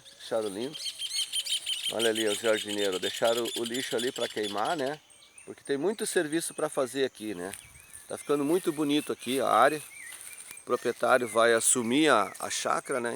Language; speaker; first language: Portuguese; native; Portuguese